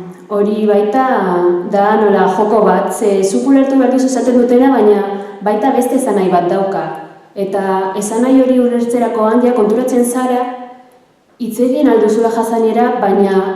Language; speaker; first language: Basque; early bilingual, other home language; Arabic